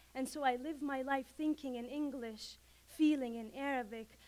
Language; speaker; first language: English; non-native, fluent; Arabic